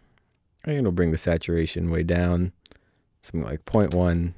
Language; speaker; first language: English; native; English